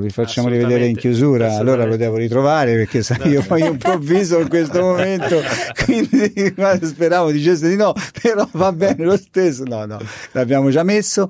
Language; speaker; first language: Italian; native; Italian